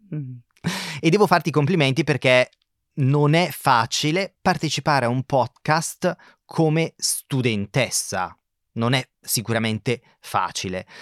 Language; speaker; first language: Italian; native; Italian